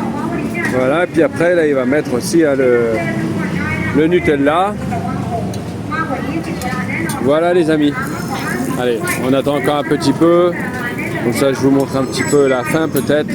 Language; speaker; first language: French; native; French